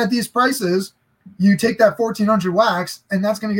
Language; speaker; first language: English; native; English